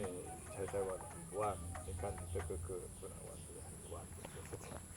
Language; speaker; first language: Chinese; non-native, learner; Indonesian